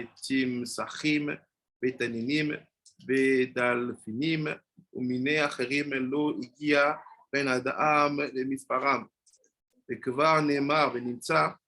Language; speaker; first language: Hebrew; non-native, fluent; French